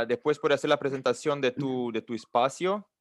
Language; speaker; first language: Spanish; non-native, learner; Portuguese